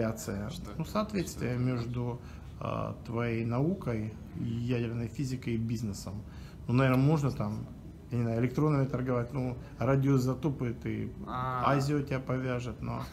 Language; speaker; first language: Russian; native; Russian